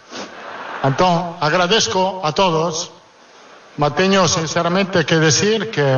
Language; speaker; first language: Portuguese; non-native, fluent; Italian